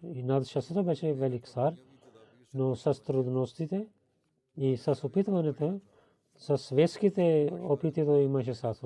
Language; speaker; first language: Bulgarian; non-native, learner; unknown